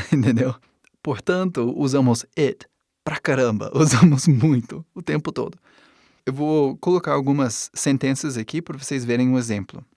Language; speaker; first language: Portuguese; non-native, fluent; English